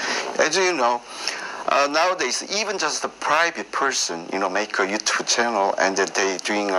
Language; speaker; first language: English; non-native, learner; Korean